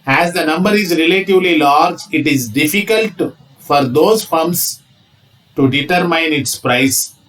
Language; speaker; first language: English; non-native, local second language; Telugu